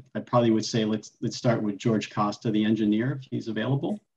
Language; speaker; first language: English; native; English